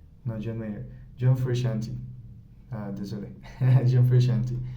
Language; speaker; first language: French; non-native, learner; Spanish